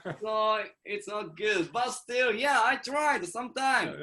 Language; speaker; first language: English; non-native, learner; Japanese